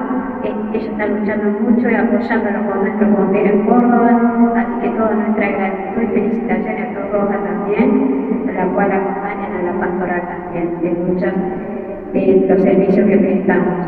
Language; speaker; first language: Spanish; native; Spanish